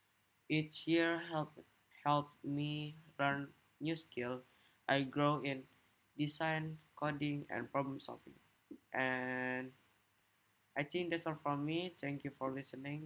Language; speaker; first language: English; non-native, learner; Indonesian